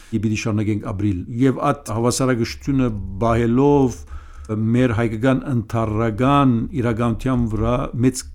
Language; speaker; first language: Armenian; early bilingual, heritage; Armenian